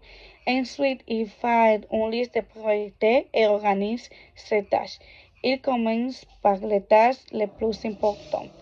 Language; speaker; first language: French; non-native, learner; Spanish